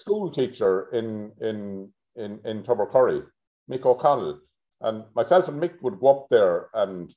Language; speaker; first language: English; native; English